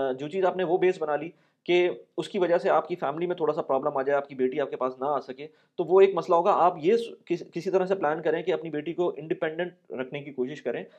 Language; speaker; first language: Urdu; native; Urdu